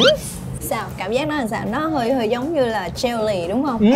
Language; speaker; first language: Vietnamese; native; Vietnamese